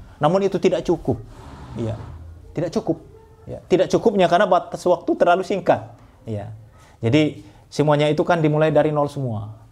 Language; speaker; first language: Indonesian; non-native, local second language; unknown